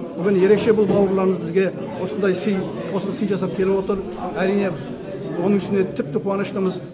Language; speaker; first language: Kazakh; early bilingual, heritage; Kazakh